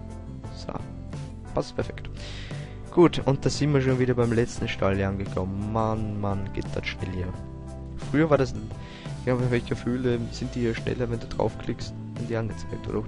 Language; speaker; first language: German; native; German